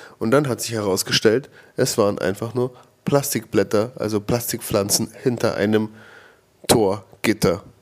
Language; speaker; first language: German; native; German